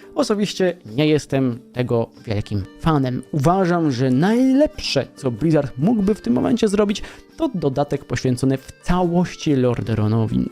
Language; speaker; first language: Polish; native; Polish